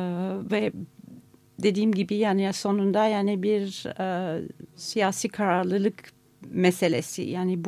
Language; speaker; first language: Turkish; non-native, fluent; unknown